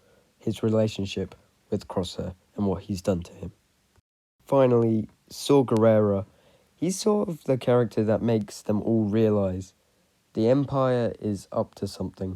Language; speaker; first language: English; native; English